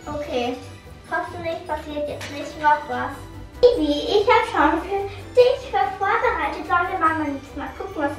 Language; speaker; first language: German; native; German